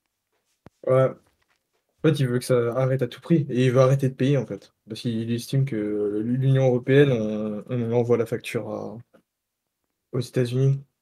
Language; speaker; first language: French; native; French